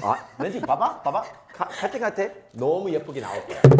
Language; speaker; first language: Korean; non-native, fluent; English